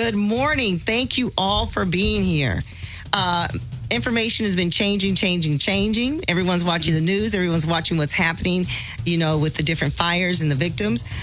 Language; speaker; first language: English; native; English